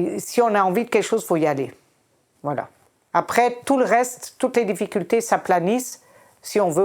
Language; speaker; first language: French; native; French